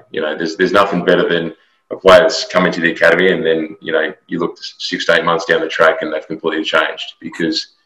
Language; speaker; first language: English; native; English